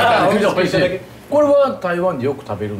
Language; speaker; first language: Japanese; native; Japanese